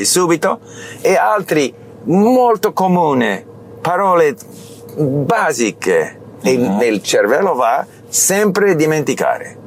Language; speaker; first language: Italian; non-native, learner; English